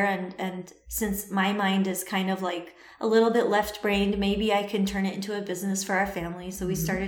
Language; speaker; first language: English; early bilingual, other home language; Assyrian Neo-Aramaic